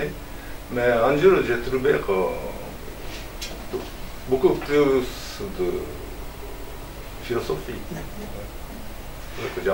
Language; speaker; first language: French; non-native, learner; Japanese